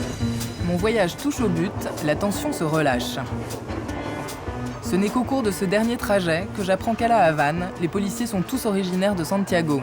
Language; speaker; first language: French; native; French